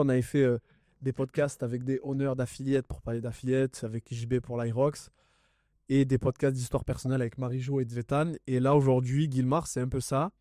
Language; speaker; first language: French; native; French